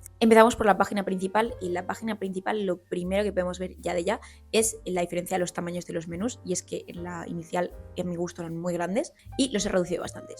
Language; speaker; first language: Spanish; native; Spanish